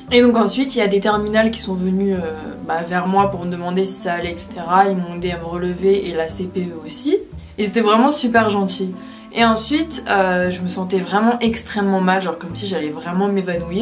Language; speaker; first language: French; native; French